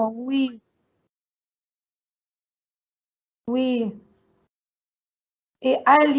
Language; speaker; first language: French; non-native, learner; Arabic